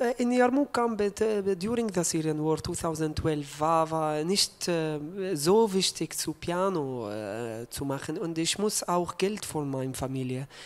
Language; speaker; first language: German; non-native, learner; Arabic